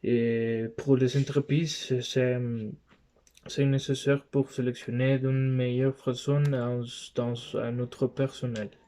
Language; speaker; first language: French; non-native, learner; Spanish